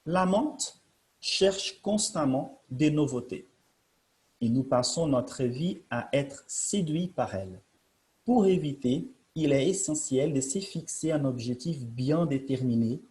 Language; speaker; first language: French; non-native, fluent; Portuguese